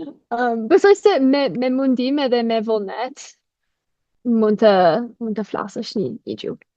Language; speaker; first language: Albanian; non-native, fluent; English